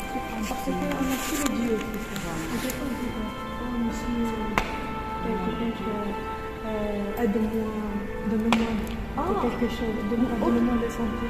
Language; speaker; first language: French; non-native, learner; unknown